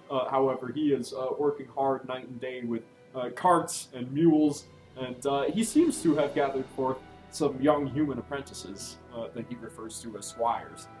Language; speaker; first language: English; native; English